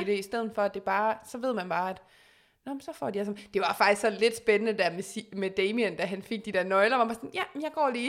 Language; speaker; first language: Danish; native; Danish